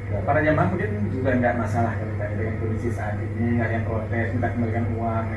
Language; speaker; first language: Indonesian; native; Indonesian